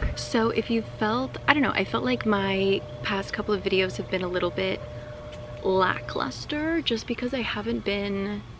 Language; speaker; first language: English; native; English